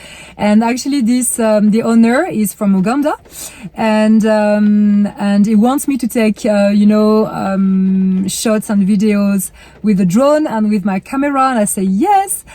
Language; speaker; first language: English; non-native, fluent; French